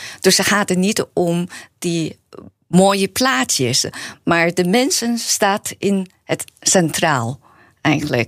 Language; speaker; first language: Dutch; non-native, learner; Chinese